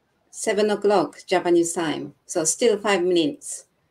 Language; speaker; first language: English; non-native, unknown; Japanese